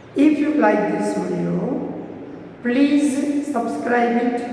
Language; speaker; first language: English; non-native, local second language; Gujarati